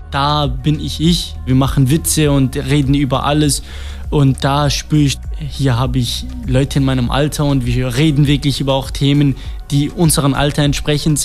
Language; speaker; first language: German; non-native, fluent; Kurdish